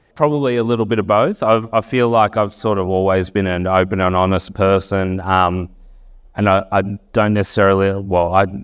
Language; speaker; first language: English; native; English